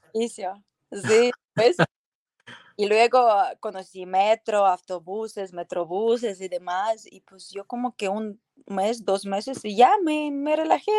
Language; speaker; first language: Spanish; non-native, fluent; Ukrainian